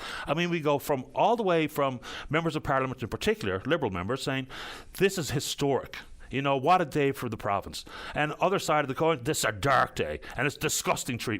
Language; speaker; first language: English; native; English